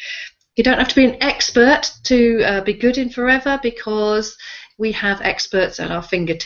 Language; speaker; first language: English; native; English